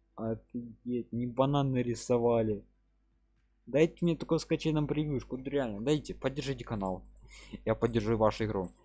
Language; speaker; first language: Russian; non-native, local second language; Ukrainian